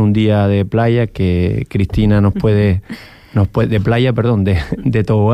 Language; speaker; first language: Spanish; native; Spanish